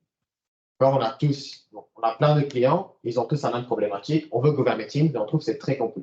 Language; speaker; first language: French; native; French